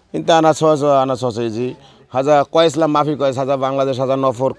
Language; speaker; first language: Arabic; non-native, learner; Bangla